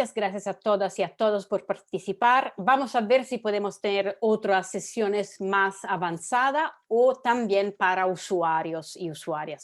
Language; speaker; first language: Spanish; non-native, fluent; Italian